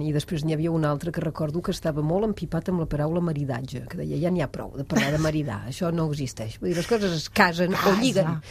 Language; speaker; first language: Catalan; non-native, fluent; French